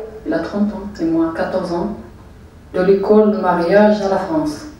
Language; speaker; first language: French; non-native, learner; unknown